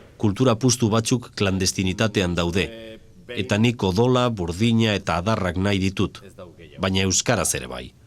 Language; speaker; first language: Basque; non-native, local second language; Spanish